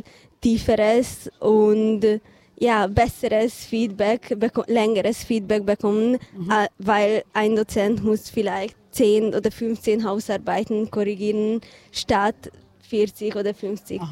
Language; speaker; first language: German; non-native, fluent; Hungarian